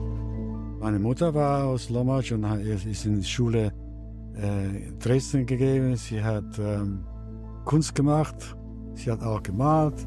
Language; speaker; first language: German; early bilingual, heritage; Italian